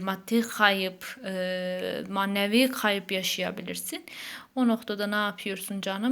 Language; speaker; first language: Turkish; native; Turkish